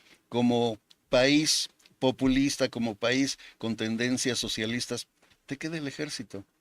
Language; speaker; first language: Spanish; native; Spanish